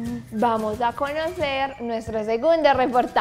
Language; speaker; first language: Spanish; native; Spanish